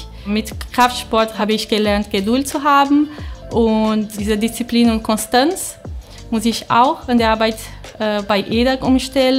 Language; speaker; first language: German; non-native, fluent; Portuguese